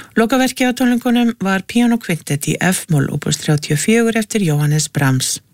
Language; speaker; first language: Icelandic; native; Icelandic